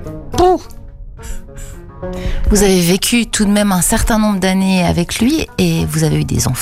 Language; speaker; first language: French; native; French